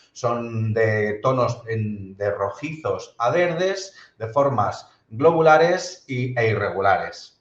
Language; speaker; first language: Spanish; native; Spanish